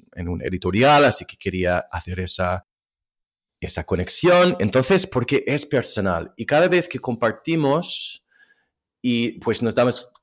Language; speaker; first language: Spanish; non-native, fluent; English